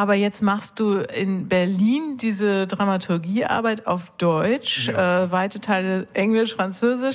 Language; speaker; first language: German; native; German